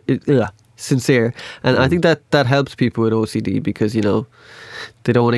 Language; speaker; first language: English; native; English